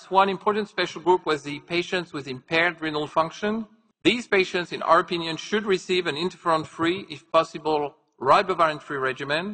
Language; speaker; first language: English; non-native, fluent; French